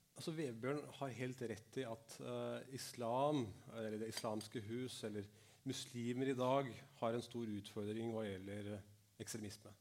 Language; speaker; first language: Norwegian; early bilingual, other home language; Urdu